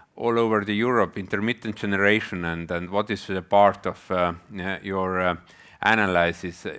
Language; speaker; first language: English; non-native, fluent; Estonian